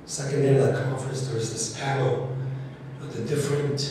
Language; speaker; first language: English; non-native, fluent; Cree